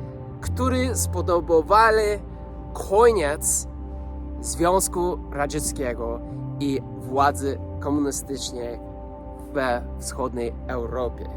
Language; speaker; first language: Polish; non-native, learner; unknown